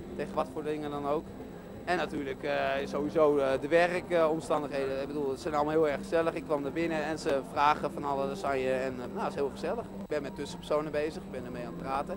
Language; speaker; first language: Dutch; native; Dutch